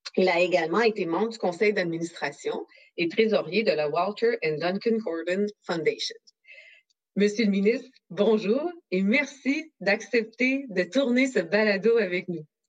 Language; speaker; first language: French; native; French